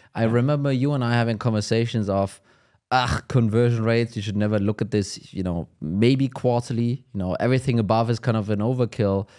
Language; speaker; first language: English; non-native, fluent; German